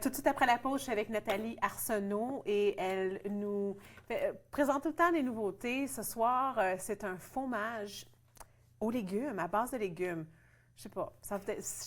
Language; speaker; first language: French; native; French